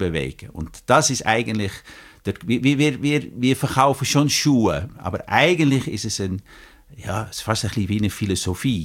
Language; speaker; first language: German; native; German